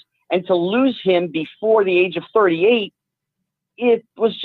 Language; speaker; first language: English; native; English